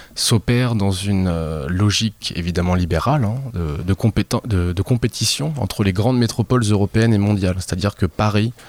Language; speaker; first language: French; native; French